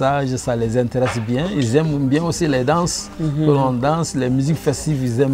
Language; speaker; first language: French; non-native, local second language; Bambara